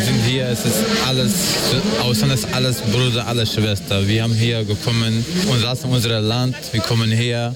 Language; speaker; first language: German; non-native, learner; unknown